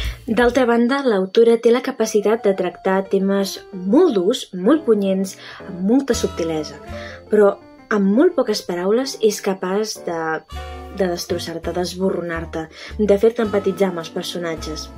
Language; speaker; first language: Catalan; native; Catalan